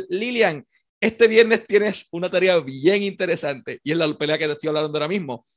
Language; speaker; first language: Spanish; native; Spanish